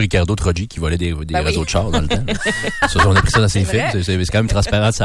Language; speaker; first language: French; native; French